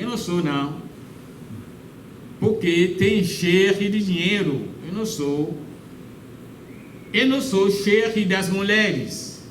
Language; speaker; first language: Portuguese; non-native, fluent; Yoruba